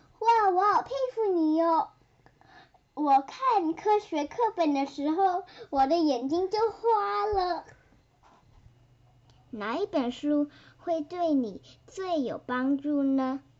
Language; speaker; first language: Chinese; early bilingual, heritage; Chinese